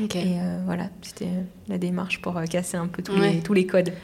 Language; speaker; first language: French; native; French